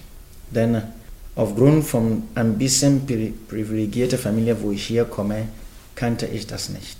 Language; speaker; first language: German; non-native, fluent; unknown